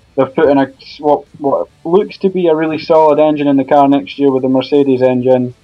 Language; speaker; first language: English; native; English